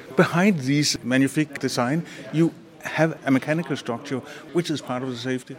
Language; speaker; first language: English; non-native, fluent; Danish